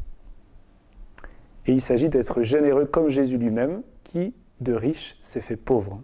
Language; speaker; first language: French; native; French